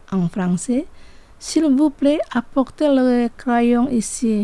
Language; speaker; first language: French; non-native, fluent; Indonesian